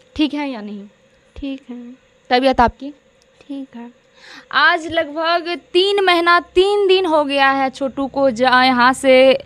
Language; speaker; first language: Hindi; native; Hindi